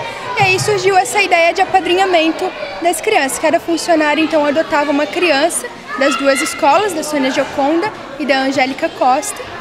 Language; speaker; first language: Portuguese; native; Portuguese